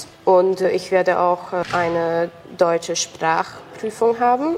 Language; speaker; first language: German; non-native, local second language; Hungarian